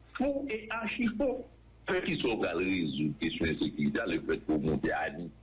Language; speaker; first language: French; non-native, local second language; Haitian Creole